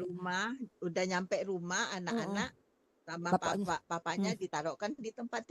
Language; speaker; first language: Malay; non-native, learner; Indonesian